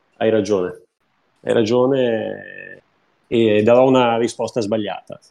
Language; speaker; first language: Italian; native; Italian